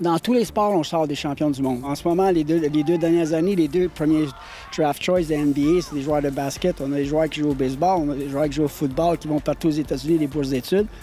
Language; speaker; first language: French; native; French